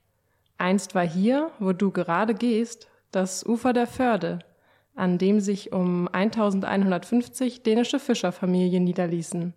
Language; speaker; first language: German; native; German